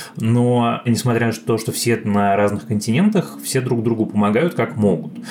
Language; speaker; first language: Russian; native; Russian